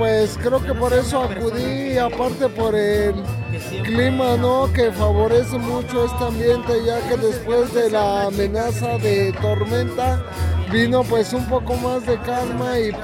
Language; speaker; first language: Spanish; native; Spanish